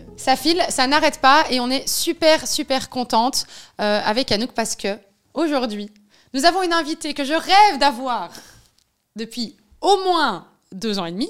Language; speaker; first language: French; native; French